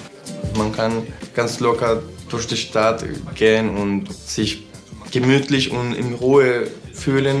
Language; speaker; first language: German; non-native, fluent; Spanish